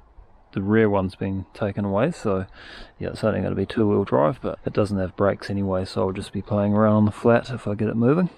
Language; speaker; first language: English; native; English